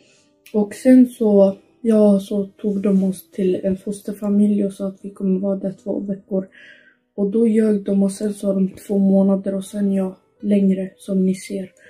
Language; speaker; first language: Swedish; early bilingual, other home language; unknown